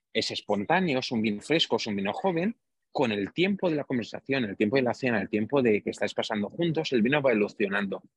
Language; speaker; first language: Spanish; non-native, fluent; Hungarian